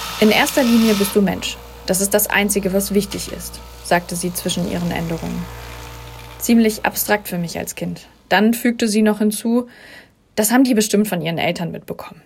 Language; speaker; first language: German; native; German